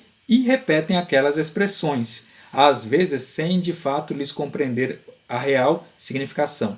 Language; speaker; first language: Portuguese; native; Portuguese